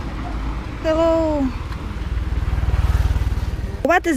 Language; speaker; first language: English; non-native, learner; Russian